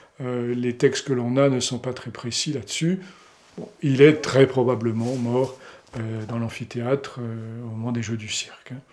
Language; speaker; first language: French; native; French